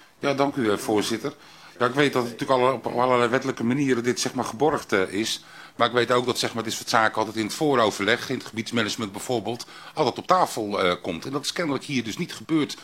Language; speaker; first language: Dutch; native; Dutch